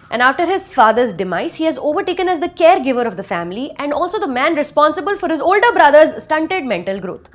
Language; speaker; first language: English; non-native, local second language; Hindi